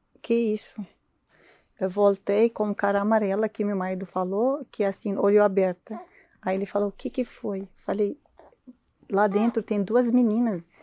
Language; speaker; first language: Portuguese; non-native, learner; Arabic